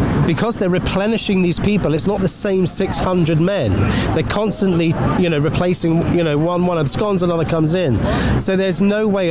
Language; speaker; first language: English; native; English